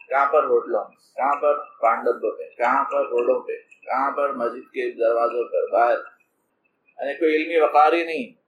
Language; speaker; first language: Urdu; native; Urdu